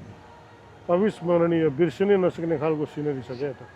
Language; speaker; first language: Nepali; native; Nepali